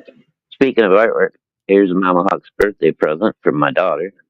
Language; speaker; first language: English; native; English